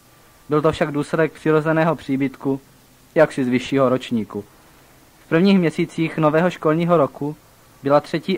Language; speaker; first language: Czech; native; Czech